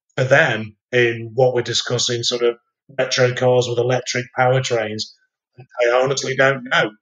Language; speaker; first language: English; native; English